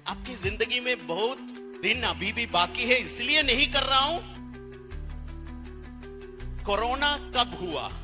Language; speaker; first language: Hindi; non-native, fluent; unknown